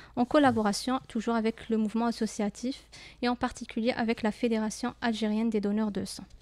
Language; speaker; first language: French; non-native, local second language; Arabic